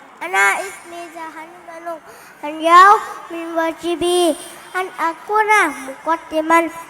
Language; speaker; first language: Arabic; non-native, learner; Thai